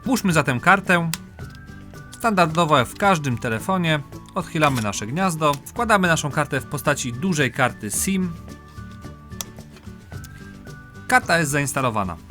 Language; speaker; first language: Polish; native; Polish